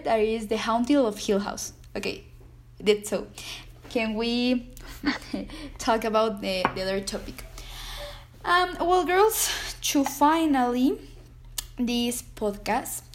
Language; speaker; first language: English; non-native, learner; Spanish